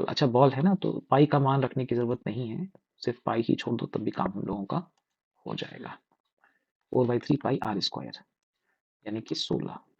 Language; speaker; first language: Hindi; native; Hindi